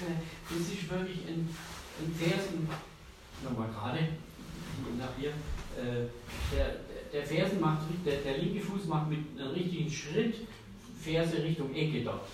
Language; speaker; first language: German; native; German